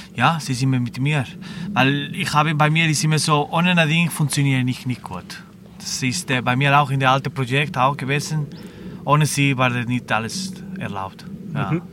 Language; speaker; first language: German; non-native, learner; Spanish